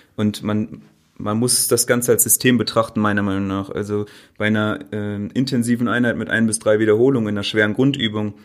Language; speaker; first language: German; native; German